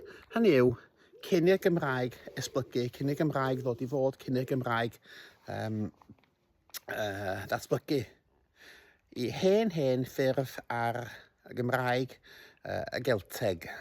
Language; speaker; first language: Welsh; native; Welsh